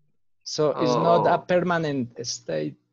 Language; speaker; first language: English; non-native, fluent; Spanish